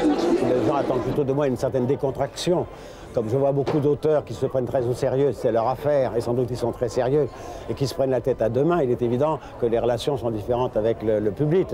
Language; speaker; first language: French; native; French